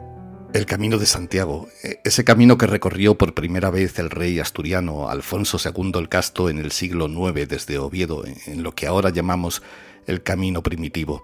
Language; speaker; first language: Spanish; native; Spanish